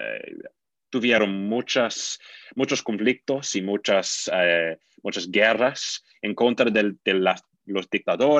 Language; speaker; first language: Spanish; non-native, fluent; English